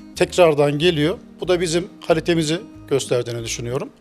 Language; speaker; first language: Turkish; native; Turkish